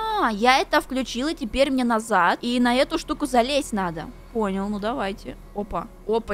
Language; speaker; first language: Russian; native; Russian